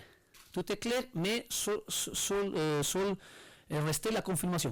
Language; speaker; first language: French; non-native, learner; Spanish